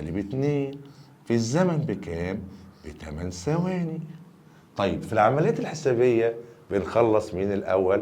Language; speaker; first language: Arabic; native; Arabic